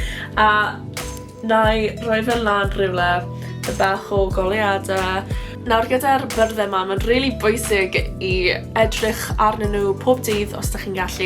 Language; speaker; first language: Welsh; non-native, local second language; English